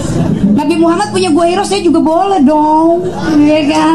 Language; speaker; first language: Indonesian; native; Indonesian